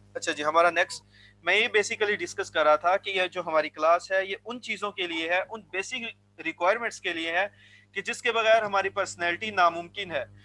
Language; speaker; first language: Urdu; non-native, local second language; Punjabi